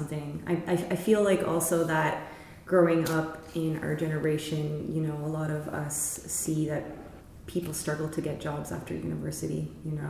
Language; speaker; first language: English; native; English